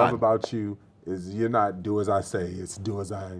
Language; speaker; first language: English; native; English